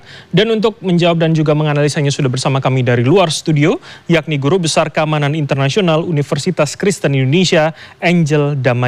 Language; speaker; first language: Indonesian; native; Indonesian